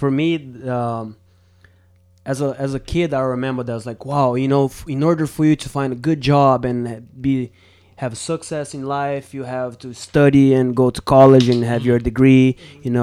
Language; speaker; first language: English; non-native, fluent; Portuguese